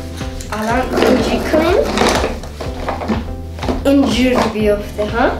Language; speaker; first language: Persian; early bilingual, heritage; Persian